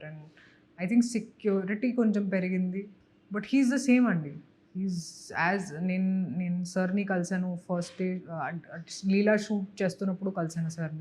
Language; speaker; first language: Telugu; non-native, local second language; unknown